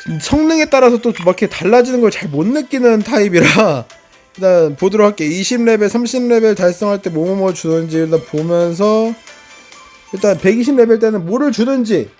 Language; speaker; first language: Korean; native; Korean